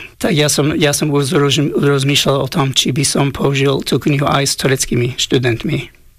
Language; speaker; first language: Slovak; non-native, fluent; English